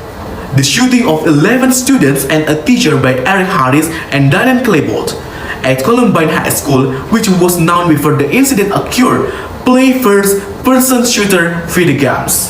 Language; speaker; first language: English; non-native, learner; Indonesian